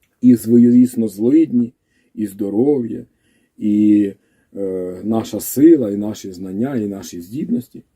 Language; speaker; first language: Ukrainian; native; Ukrainian